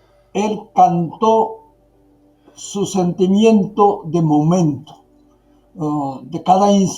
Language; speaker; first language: Spanish; non-native, fluent; Japanese